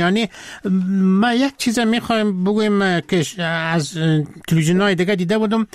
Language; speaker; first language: Persian; native; Persian